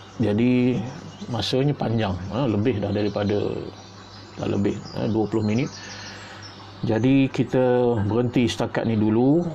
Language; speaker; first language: Malay; native; Malay